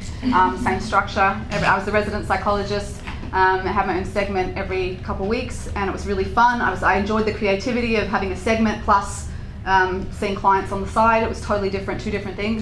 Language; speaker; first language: English; native; English